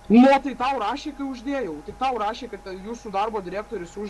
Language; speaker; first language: Lithuanian; native; Lithuanian